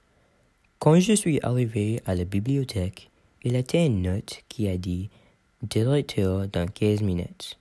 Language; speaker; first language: French; non-native, learner; English